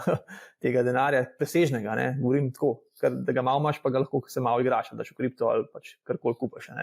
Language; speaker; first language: Slovenian; native; Slovenian